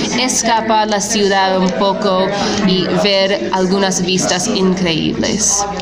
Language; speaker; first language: Spanish; non-native, fluent; English